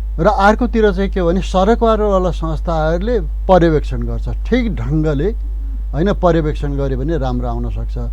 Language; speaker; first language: Nepali; non-native, local second language; Eastern Tamang